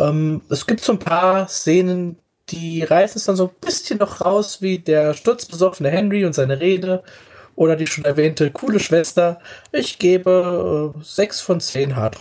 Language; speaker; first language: German; native; German